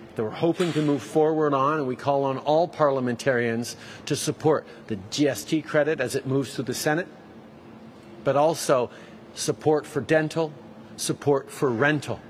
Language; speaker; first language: English; early bilingual, other home language; French